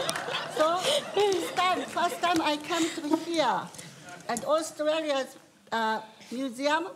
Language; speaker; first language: English; non-native, learner; Japanese